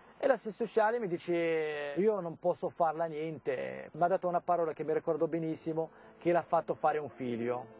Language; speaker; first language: Italian; non-native, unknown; Arabic